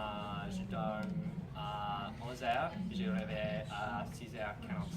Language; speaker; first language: French; non-native, learner; English